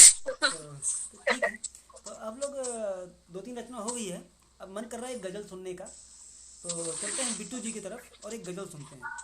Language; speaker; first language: Hindi; non-native, local second language; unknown